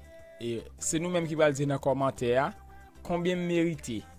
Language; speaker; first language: French; non-native, learner; Haitian Creole